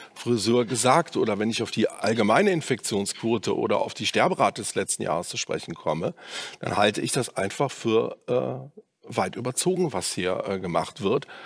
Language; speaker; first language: German; native; German